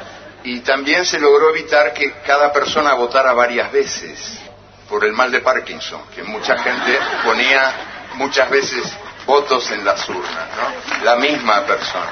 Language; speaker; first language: Spanish; native; Spanish